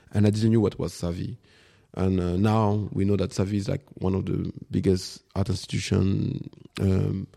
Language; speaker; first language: English; non-native, fluent; French